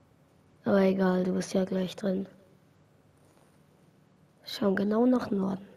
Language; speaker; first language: German; native; German